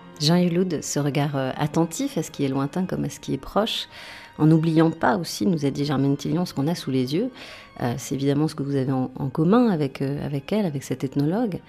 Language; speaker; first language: French; native; French